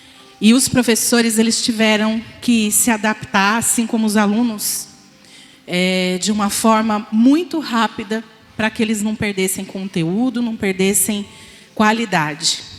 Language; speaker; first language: Portuguese; native; Portuguese